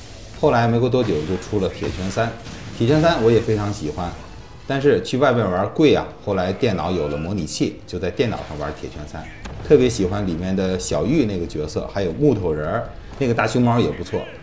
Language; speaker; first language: Chinese; native; Chinese